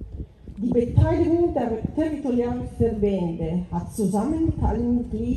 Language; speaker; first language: German; non-native, fluent; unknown